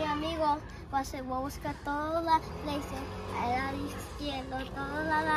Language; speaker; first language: Spanish; early bilingual, heritage; Spanish